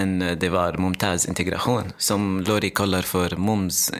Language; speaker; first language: Swedish; non-native, fluent; Arabic